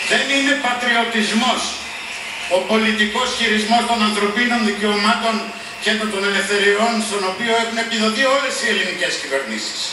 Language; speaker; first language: Greek; native; Greek